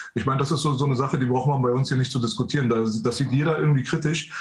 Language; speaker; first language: German; early bilingual, other home language; Persian